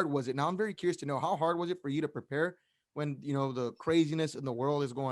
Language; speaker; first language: English; native; English